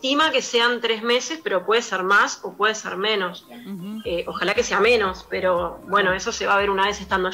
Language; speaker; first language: Spanish; native; Spanish